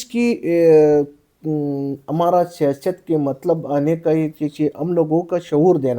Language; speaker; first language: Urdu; non-native, local second language; Pashto